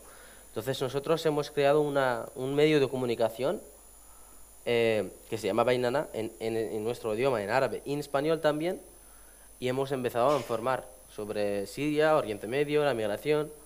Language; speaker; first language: Spanish; non-native, fluent; Arabic